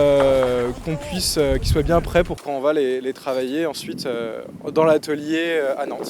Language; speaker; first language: French; native; French